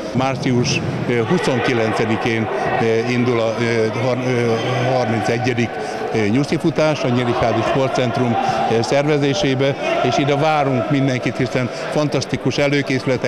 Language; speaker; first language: Hungarian; native; Hungarian